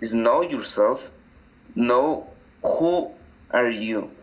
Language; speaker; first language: English; non-native, learner; Spanish